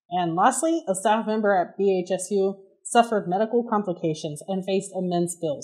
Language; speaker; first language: English; native; English